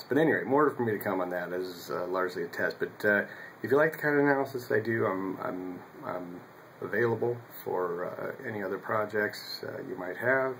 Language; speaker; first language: English; native; English